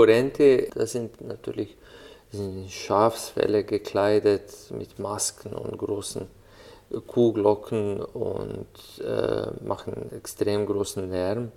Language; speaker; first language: German; non-native, fluent; Slovenian